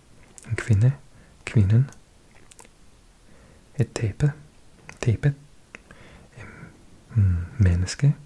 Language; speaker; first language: Danish; non-native, learner; English